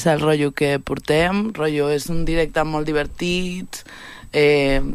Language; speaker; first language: Catalan; non-native, local second language; Spanish